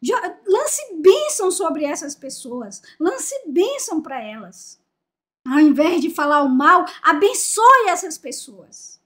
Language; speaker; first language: Portuguese; native; Portuguese